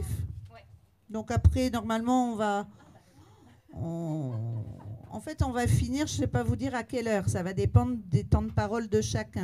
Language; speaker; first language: French; native; French